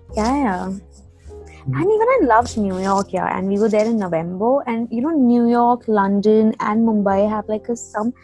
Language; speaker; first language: English; non-native, local second language; Punjabi